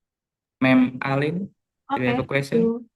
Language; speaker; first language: English; non-native, learner; Indonesian